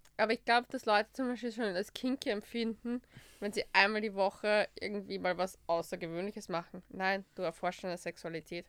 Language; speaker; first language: German; early bilingual, other home language; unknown